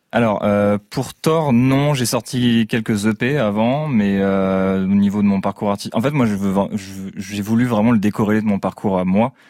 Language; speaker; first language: French; native; French